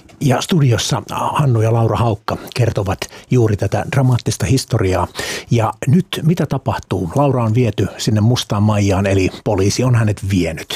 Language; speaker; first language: Finnish; native; Finnish